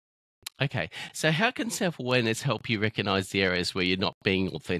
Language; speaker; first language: English; native; English